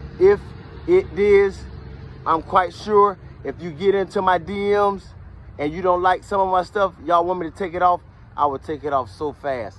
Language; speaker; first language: English; native; English